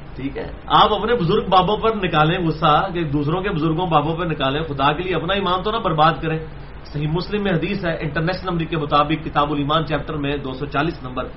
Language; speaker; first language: Urdu; non-native, local second language; Punjabi